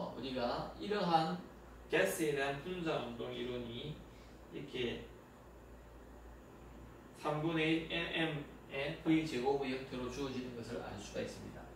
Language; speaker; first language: Korean; native; Korean